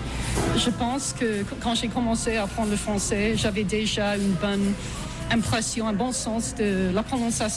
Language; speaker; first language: French; non-native, fluent; English